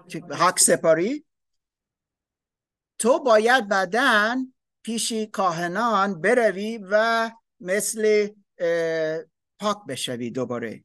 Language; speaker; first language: Persian; non-native, learner; English